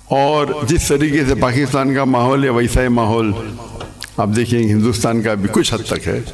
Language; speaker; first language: Urdu; non-native, local second language; English